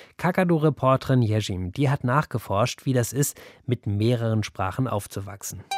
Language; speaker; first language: German; native; German